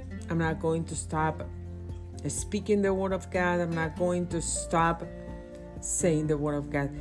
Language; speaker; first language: English; non-native, fluent; Spanish